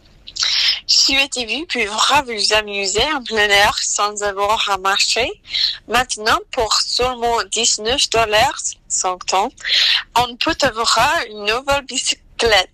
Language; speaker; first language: French; non-native, learner; English